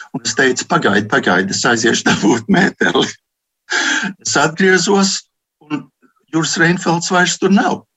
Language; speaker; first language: Latvian; early bilingual, heritage; Latvian